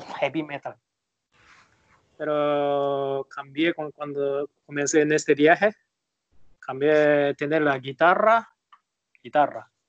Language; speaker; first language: Spanish; non-native, learner; Japanese